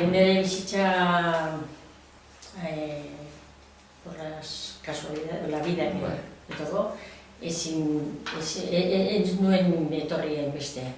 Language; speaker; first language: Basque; non-native, local second language; Spanish